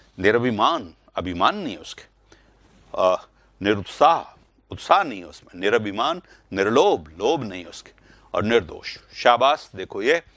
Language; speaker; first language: Hindi; native; Hindi